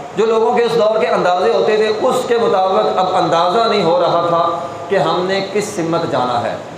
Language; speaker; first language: Urdu; non-native, local second language; Punjabi